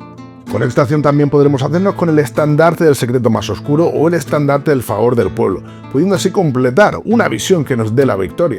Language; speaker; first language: Spanish; native; Spanish